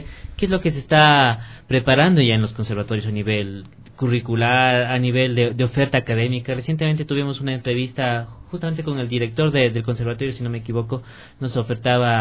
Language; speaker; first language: Spanish; native; Spanish